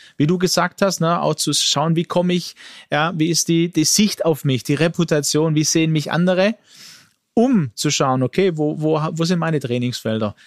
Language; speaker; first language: German; early bilingual, other home language; Greek